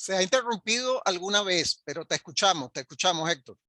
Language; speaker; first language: Spanish; native; Spanish